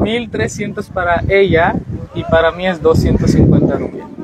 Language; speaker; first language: Spanish; non-native, learner; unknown